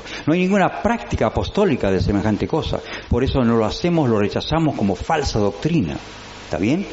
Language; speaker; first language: Spanish; native; Spanish